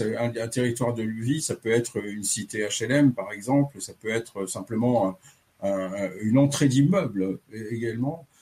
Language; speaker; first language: French; native; French